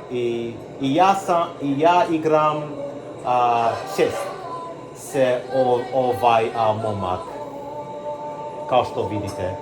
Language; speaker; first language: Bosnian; early bilingual, heritage; Bosnian